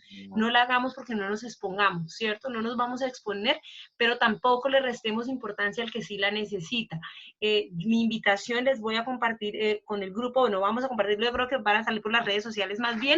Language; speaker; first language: Spanish; native; Spanish